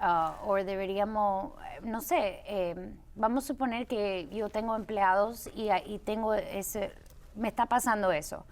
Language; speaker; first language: Spanish; early bilingual, heritage; Spanish